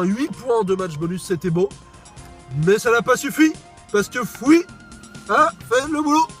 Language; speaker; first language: French; native; French